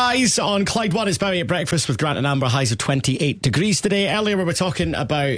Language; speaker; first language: English; native; English